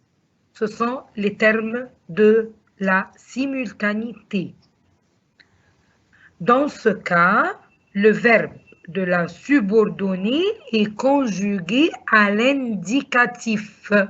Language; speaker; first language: French; non-native, fluent; Arabic